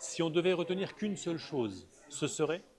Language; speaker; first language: French; native; French